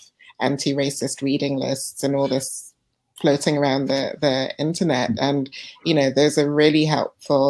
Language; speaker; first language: English; native; English